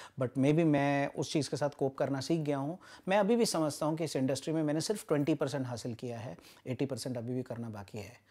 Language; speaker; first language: Hindi; native; Hindi